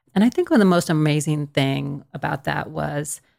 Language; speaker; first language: English; native; English